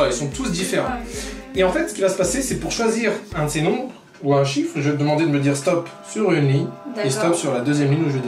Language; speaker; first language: French; native; French